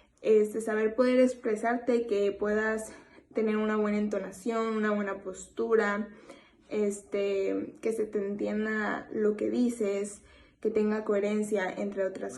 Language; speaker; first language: Spanish; native; Spanish